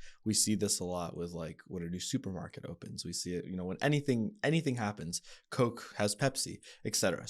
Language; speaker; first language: English; native; English